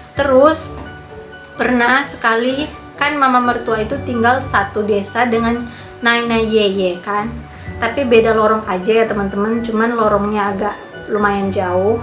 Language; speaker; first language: Indonesian; native; Indonesian